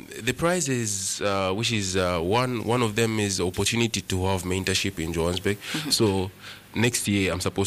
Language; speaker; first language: English; non-native, local second language; Nyanja